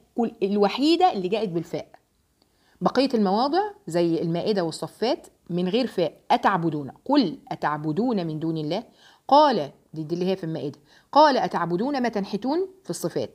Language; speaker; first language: Arabic; native; Arabic